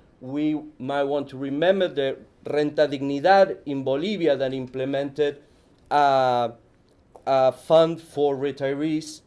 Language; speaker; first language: English; non-native, fluent; Spanish